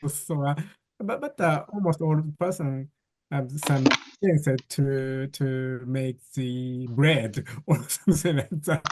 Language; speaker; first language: English; non-native, fluent; Japanese